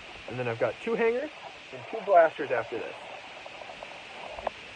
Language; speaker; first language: English; native; English